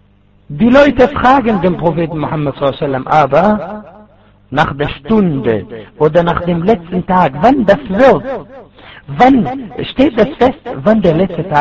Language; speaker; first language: German; non-native, fluent; Arabic